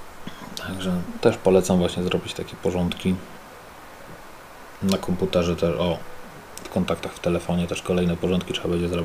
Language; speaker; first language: Polish; native; Polish